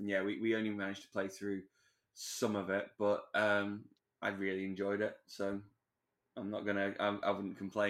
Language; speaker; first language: English; native; English